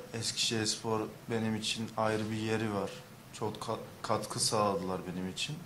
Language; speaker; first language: Turkish; early bilingual, heritage; English